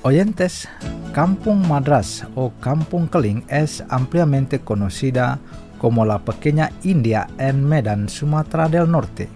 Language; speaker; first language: Spanish; non-native, fluent; Indonesian